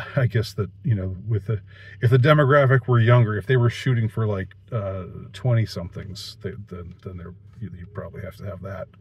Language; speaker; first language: English; native; English